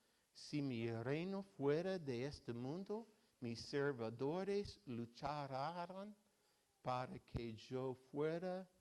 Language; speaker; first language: Spanish; non-native, fluent; English